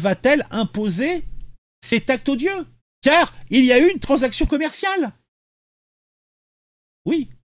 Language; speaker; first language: French; native; French